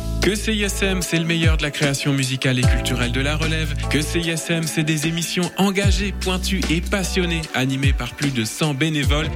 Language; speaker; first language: French; native; French